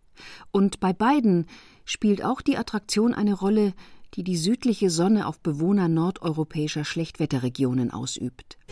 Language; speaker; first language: German; native; German